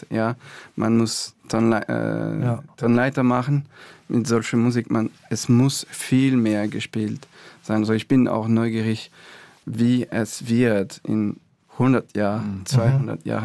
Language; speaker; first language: German; non-native, fluent; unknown